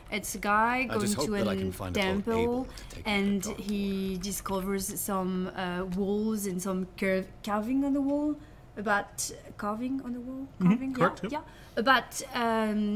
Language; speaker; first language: English; non-native, fluent; French